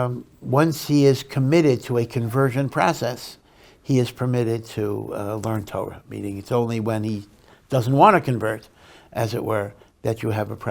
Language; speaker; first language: English; native; English